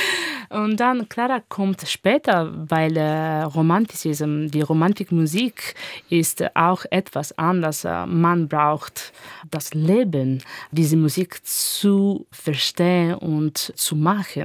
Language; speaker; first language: German; non-native, learner; Italian